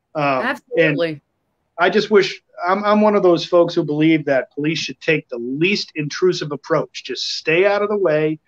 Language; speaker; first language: English; native; English